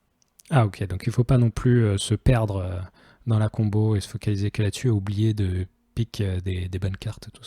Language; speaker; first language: French; native; French